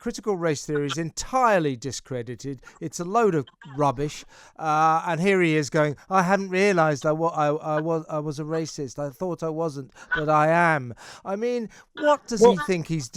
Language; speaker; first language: English; native; English